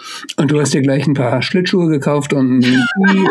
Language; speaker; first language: German; native; German